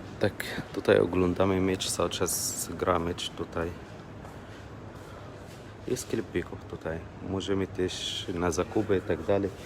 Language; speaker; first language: Polish; non-native, learner; Arabic